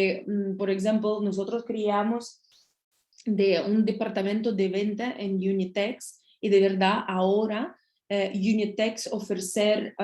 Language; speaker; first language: Spanish; non-native, learner; Russian